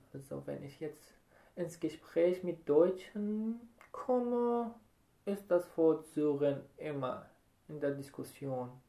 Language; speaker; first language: German; non-native, fluent; Arabic